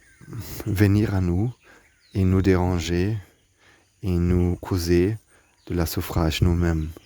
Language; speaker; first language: French; non-native, learner; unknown